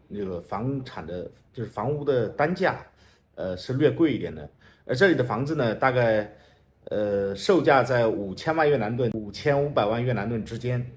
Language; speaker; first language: Chinese; native; Chinese